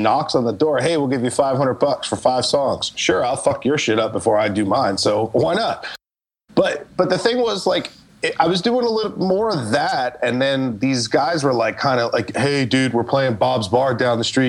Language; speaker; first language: English; native; English